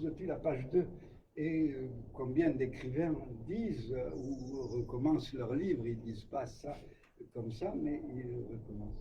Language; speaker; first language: French; native; French